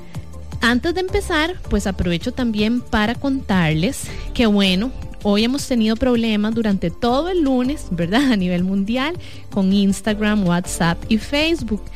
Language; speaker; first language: Spanish; native; Spanish